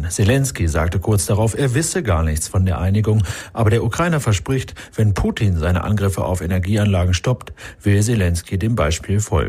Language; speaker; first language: German; native; German